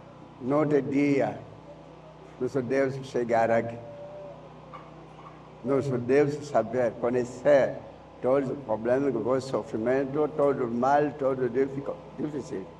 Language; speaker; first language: Portuguese; non-native, learner; Lingala